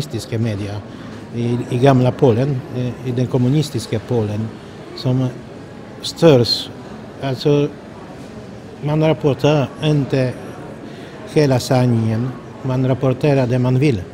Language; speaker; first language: Swedish; non-native, fluent; Polish